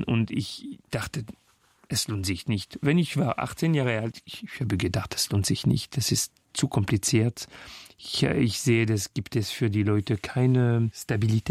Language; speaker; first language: German; non-native, fluent; French